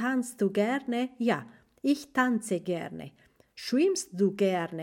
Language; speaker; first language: German; non-native, fluent; Spanish